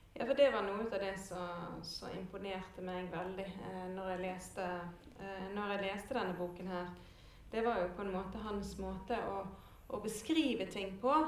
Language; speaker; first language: Norwegian; native; Norwegian